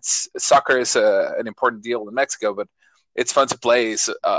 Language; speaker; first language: English; non-native, fluent; Spanish